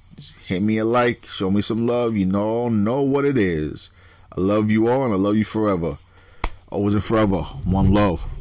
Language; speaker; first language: English; native; English